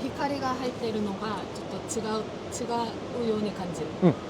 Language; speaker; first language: Japanese; non-native, fluent; Korean